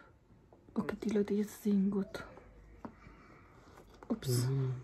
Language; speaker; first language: German; non-native, learner; Somali